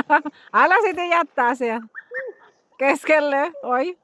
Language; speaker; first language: Finnish; non-native, learner; Bikol